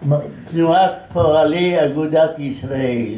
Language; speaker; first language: Hebrew; non-native, fluent; Yiddish